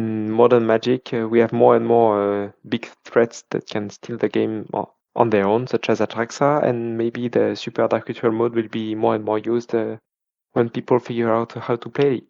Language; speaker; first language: English; non-native, fluent; French